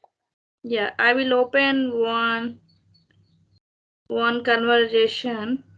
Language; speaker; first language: English; non-native, learner; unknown